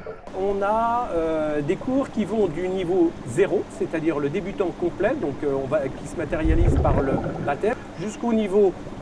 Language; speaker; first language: French; native; French